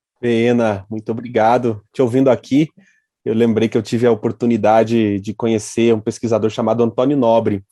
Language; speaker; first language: Portuguese; native; Portuguese